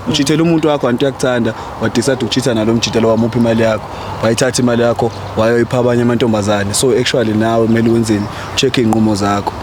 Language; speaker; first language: Zulu; native; Zulu